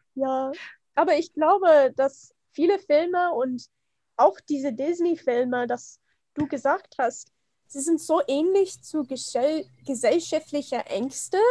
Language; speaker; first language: German; non-native, fluent; English